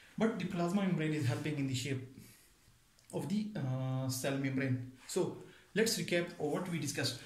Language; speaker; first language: English; non-native, local second language; Pashto